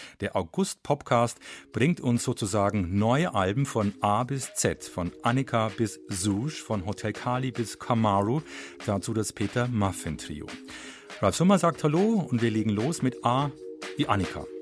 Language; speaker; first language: German; native; German